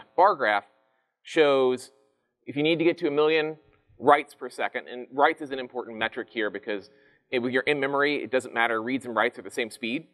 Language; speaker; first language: English; native; English